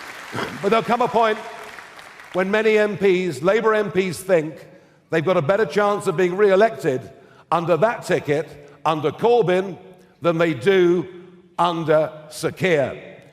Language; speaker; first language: English; native; English